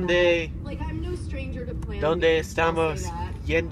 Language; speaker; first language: Spanish; non-native, learner; English